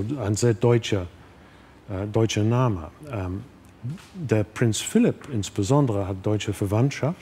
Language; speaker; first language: German; non-native, fluent; English